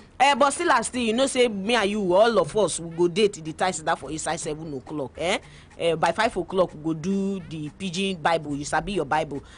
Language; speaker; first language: Nigerian Pidgin; non-native, local second language; Igbo